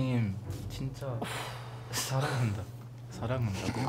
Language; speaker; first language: Korean; non-native, learner; English